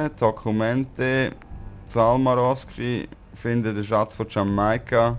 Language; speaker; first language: German; native; German